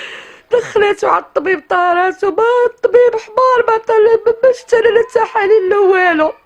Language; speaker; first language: Arabic; native; Arabic